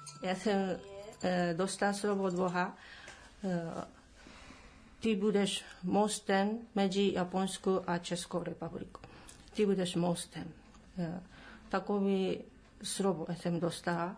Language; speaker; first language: Czech; non-native, learner; Japanese